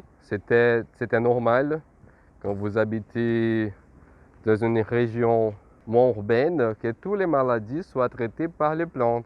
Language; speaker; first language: French; non-native, fluent; Portuguese